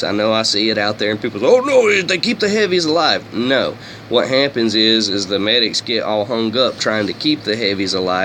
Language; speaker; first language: English; native; English